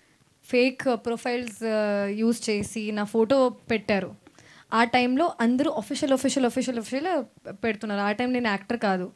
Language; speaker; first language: Telugu; non-native, local second language; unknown